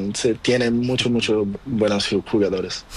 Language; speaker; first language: Spanish; non-native, learner; Portuguese